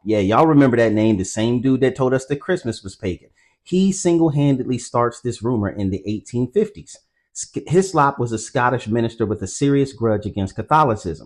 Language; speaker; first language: English; native; English